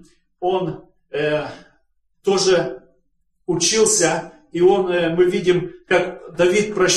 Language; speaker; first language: Polish; non-native, learner; Russian